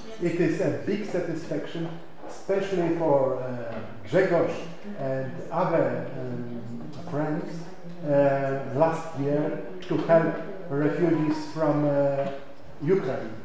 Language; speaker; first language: English; non-native, learner; Polish